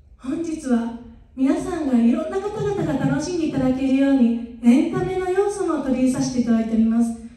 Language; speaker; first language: Japanese; native; Japanese